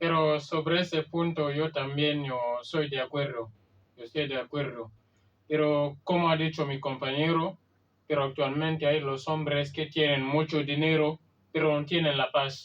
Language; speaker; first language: Spanish; non-native, learner; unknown